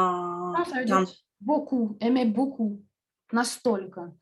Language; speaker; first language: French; non-native, fluent; Russian